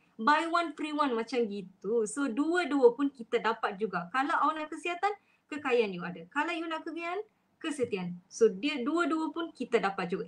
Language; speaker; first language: Malay; non-native, local second language; Tamil